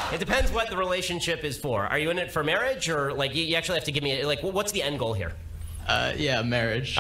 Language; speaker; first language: English; native; English